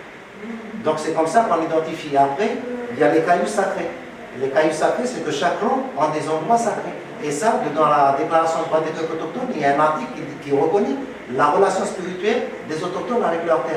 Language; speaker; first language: French; native; French